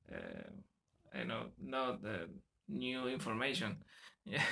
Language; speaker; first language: English; non-native, fluent; Spanish